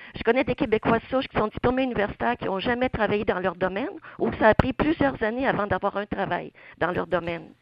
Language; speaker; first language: French; native; French